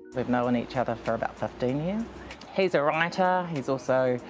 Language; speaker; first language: English; native; English